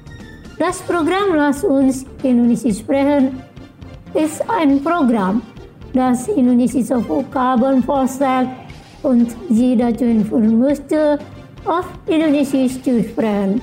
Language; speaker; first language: German; non-native, fluent; Indonesian